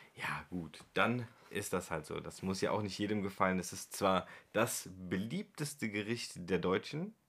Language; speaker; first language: German; early bilingual, other home language; Turkish